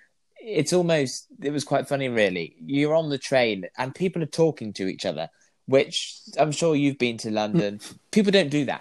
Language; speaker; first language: English; native; English